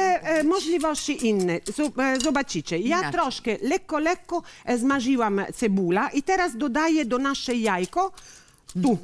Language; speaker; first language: Polish; non-native, learner; Italian